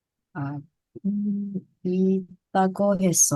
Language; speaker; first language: Korean; non-native, learner; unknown